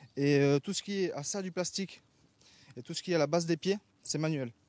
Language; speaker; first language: French; native; French